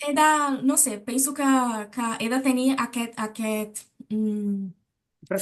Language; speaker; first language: Catalan; non-native, learner; Portuguese